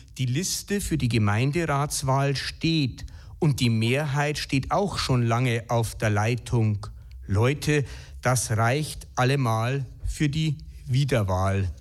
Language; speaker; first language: German; native; German